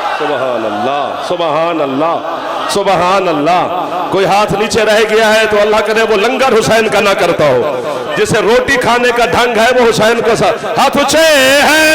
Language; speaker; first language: Urdu; non-native, local second language; Punjabi